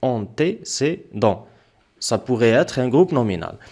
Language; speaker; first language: French; non-native, local second language; Arabic